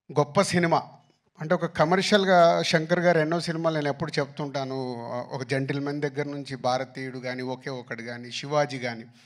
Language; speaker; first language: Telugu; native; Telugu